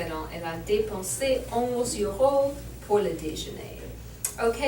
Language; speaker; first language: French; non-native, learner; English